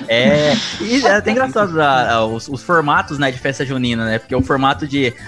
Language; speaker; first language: Portuguese; native; Portuguese